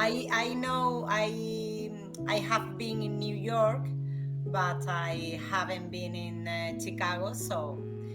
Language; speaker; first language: English; non-native, learner; Spanish